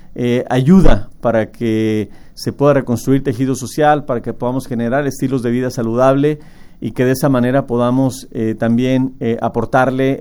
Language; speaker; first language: Spanish; native; Spanish